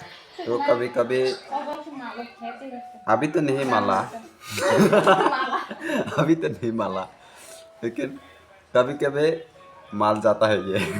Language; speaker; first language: Hindi; non-native, local second language; Kok Borok